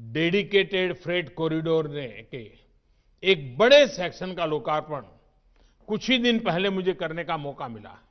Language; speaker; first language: Hindi; non-native, local second language; Gujarati